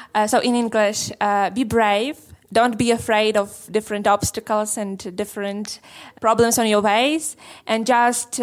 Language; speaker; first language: English; non-native, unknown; Ukrainian